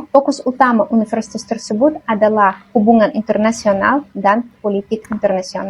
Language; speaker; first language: Indonesian; non-native, fluent; Russian